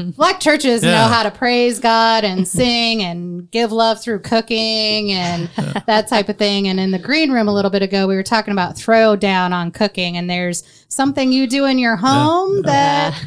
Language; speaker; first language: English; native; English